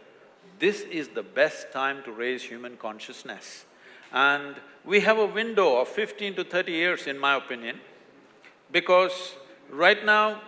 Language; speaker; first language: English; non-native, local second language; Kannada